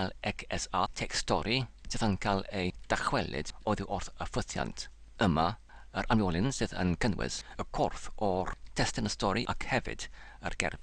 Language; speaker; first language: Welsh; non-native, fluent; English